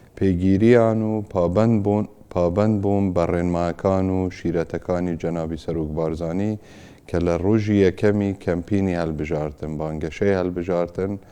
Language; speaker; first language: Central Kurdish; non-native, local second language; Kurdish